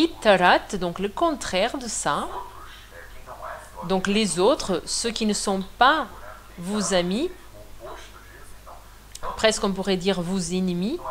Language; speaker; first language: French; non-native, fluent; Portuguese